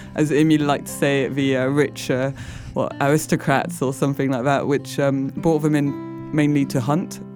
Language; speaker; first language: English; non-native, fluent; French